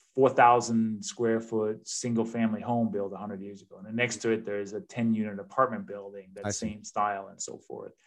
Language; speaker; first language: English; non-native, fluent; Danish